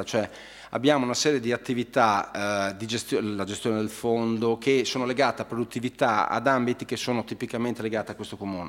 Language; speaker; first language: Italian; native; Italian